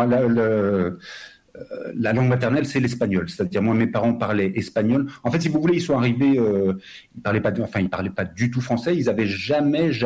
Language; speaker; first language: French; native; French